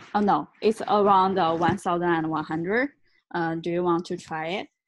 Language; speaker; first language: English; non-native, learner; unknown